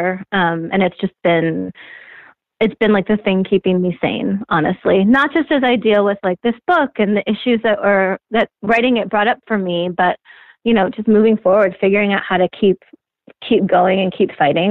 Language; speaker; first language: English; native; English